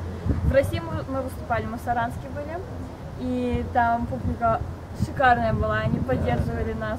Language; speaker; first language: Russian; early bilingual, other home language; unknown